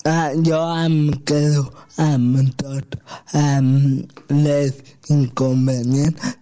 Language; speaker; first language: Catalan; non-native, local second language; Spanish